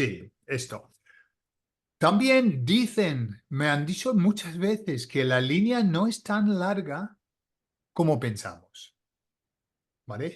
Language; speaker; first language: Spanish; non-native, fluent; English